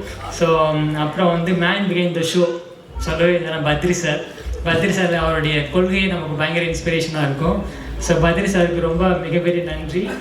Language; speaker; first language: Tamil; native; Tamil